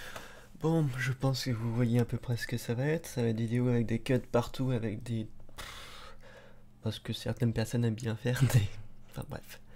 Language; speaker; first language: French; native; French